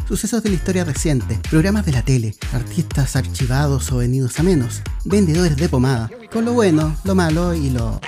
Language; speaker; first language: Spanish; native; Spanish